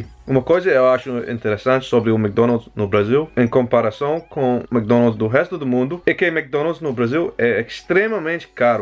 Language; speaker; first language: Portuguese; non-native, fluent; English